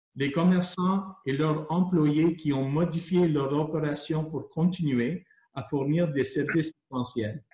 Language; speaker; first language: French; non-native, local second language; English